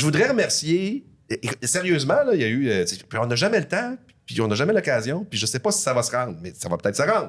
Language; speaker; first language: French; native; French